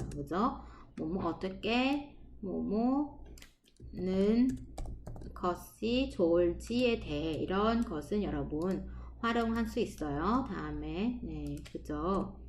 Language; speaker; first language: Korean; non-native, fluent; Vietnamese